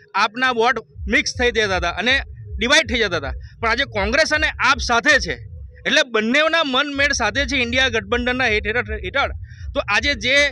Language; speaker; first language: Gujarati; native; Gujarati